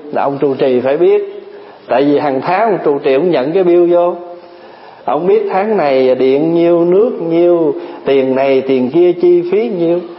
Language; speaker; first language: Vietnamese; early bilingual, other home language; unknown